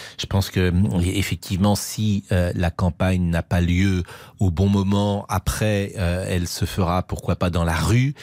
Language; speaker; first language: French; native; French